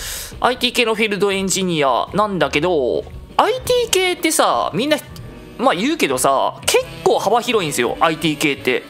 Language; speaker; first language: Japanese; native; Japanese